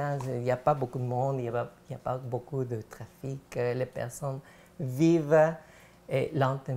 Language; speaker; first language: French; non-native, fluent; Spanish